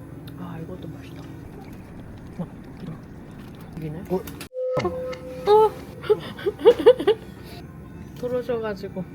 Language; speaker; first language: Korean; non-native, fluent; Japanese